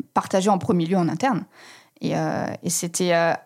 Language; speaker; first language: French; native; French